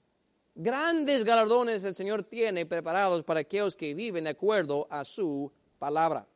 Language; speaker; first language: Spanish; native; Spanish